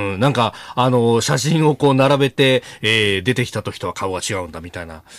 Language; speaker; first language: Japanese; native; Japanese